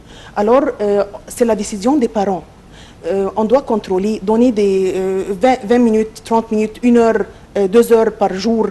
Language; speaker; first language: French; non-native, local second language; Arabic